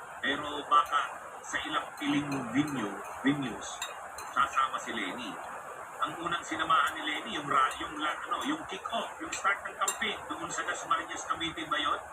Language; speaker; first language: Filipino; non-native, local second language; Bikol